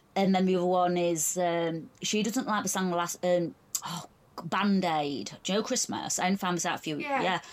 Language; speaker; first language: English; native; English